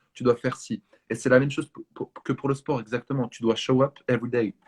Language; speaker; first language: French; non-native, fluent; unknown